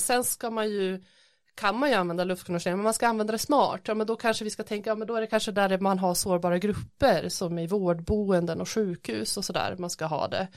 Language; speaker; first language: Swedish; native; Swedish